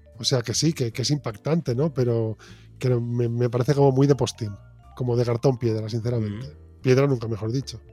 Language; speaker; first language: Spanish; native; Spanish